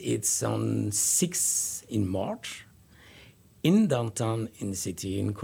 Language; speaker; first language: English; non-native, learner; French